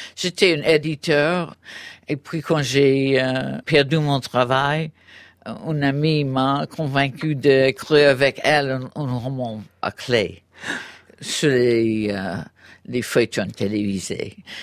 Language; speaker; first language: French; non-native, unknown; English